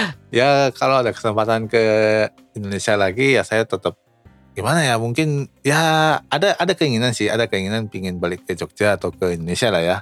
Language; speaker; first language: Indonesian; early bilingual, other home language; Japanese